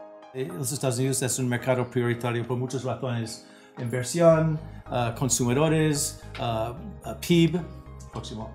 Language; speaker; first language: Spanish; non-native, fluent; English